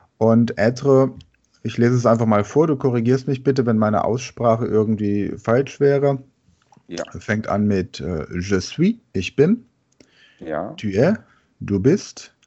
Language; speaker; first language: German; native; German